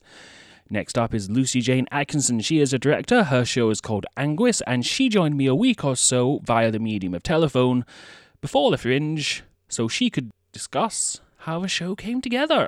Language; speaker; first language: English; native; English